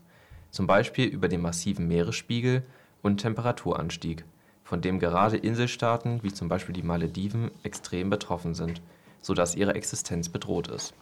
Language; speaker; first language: German; native; German